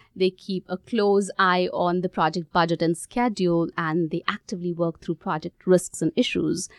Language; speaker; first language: English; non-native, local second language; Hindi